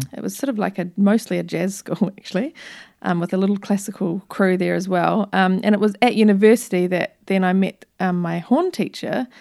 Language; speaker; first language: English; native; English